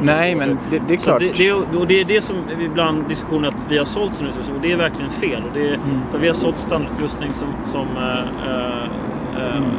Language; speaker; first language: Swedish; native; Swedish